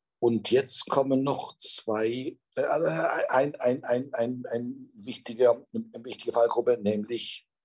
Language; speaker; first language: German; native; German